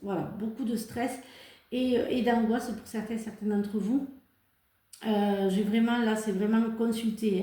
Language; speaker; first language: French; native; French